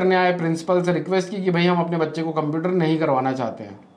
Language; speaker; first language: Hindi; native; Hindi